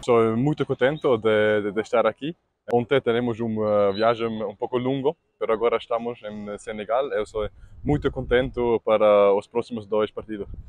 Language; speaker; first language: Portuguese; non-native, learner; Spanish